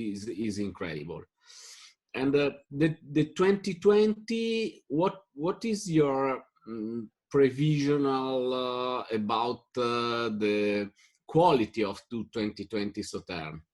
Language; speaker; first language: English; non-native, fluent; Italian